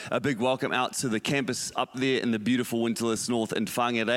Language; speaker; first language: English; native; English